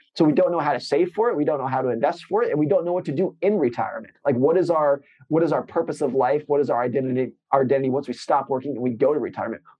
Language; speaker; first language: English; native; English